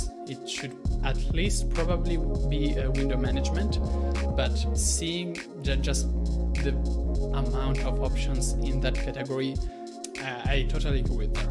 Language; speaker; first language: English; non-native, fluent; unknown